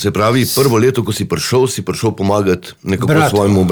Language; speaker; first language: Slovenian; native; Slovenian